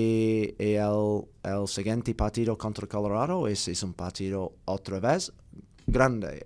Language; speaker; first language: Spanish; non-native, learner; English